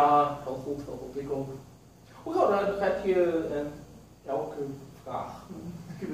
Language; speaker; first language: Dutch; non-native, learner; Portuguese